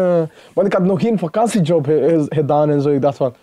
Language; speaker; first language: Dutch; non-native, fluent; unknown